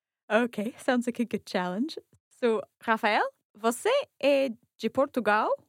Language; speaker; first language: Portuguese; non-native, learner; English